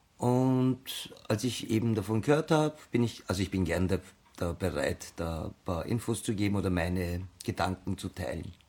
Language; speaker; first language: German; early bilingual, other home language; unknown